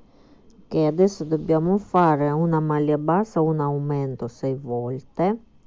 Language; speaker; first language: Italian; non-native, fluent; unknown